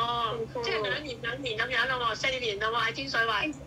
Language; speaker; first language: Cantonese; native; Cantonese